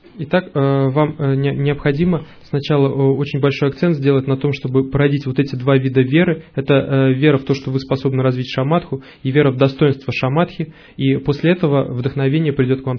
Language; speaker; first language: Russian; native; Russian